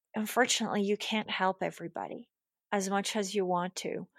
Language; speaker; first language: English; non-native, fluent; German